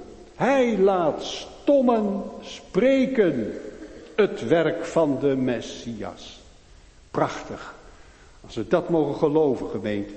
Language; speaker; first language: Dutch; native; Dutch